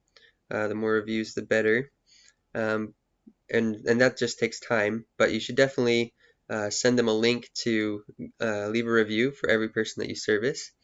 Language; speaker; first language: English; native; English